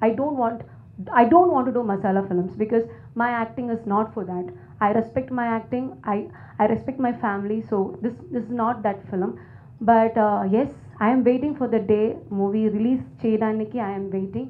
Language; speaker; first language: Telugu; non-native, learner; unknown